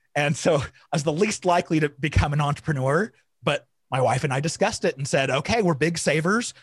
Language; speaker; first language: English; native; English